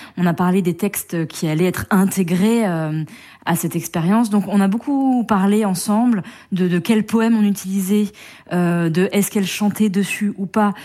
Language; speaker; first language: French; native; French